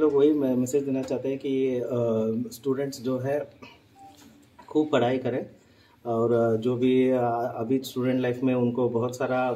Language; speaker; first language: Hindi; non-native, local second language; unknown